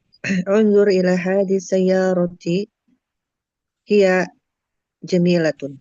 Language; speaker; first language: Arabic; non-native, learner; Indonesian